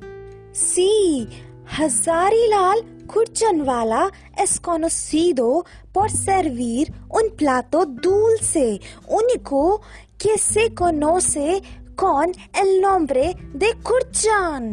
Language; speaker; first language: Spanish; non-native, learner; Hindi